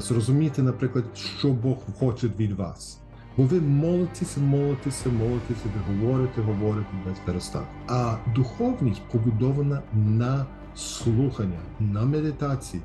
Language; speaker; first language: Ukrainian; early bilingual, heritage; Ukrainian